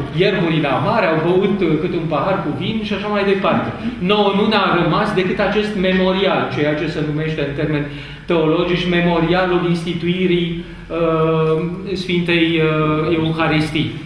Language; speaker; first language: Romanian; native; Romanian